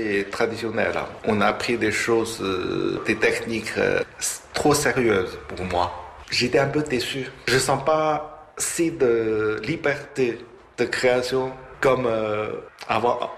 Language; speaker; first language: French; non-native, fluent; Chinese